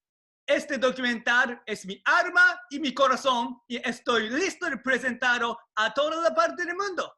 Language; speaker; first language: Spanish; non-native, fluent; Japanese